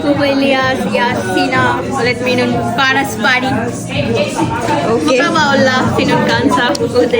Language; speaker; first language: Finnish; non-native, learner; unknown